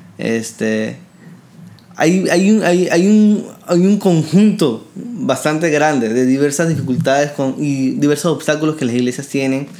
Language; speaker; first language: Spanish; native; Spanish